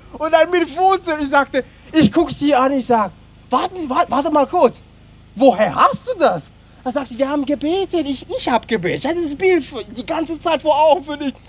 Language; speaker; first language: German; non-native, fluent; French